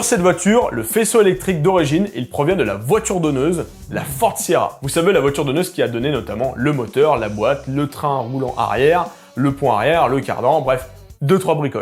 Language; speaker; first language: French; native; French